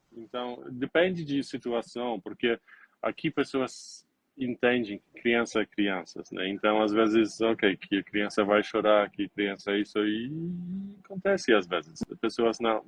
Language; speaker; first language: Portuguese; non-native, learner; Polish